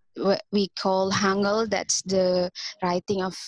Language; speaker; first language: English; non-native, fluent; Indonesian